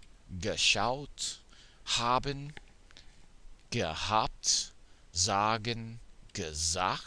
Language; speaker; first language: German; non-native, fluent; English